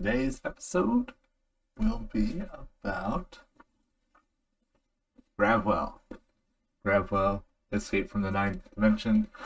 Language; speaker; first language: English; native; English